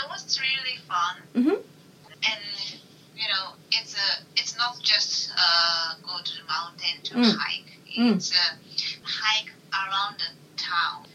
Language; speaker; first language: English; non-native, learner; Japanese